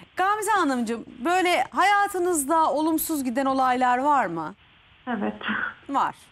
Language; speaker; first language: Turkish; native; Turkish